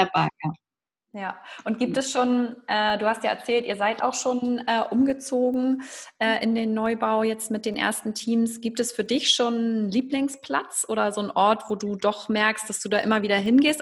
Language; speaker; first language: German; native; German